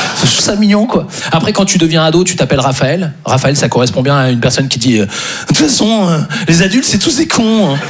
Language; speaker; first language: French; native; French